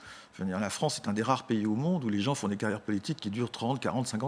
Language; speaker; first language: French; native; French